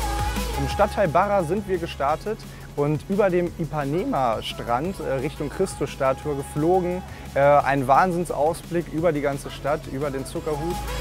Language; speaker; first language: German; native; German